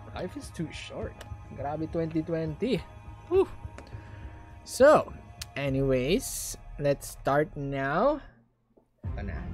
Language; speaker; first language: English; non-native, local second language; Filipino